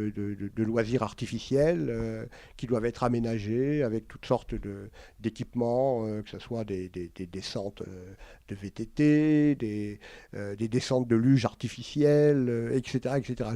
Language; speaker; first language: French; native; French